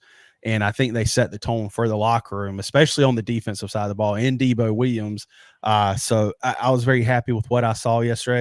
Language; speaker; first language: English; native; English